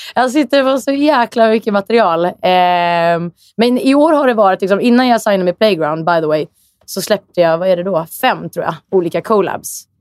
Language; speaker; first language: Swedish; native; Swedish